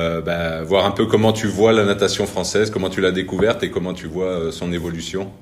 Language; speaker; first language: French; native; French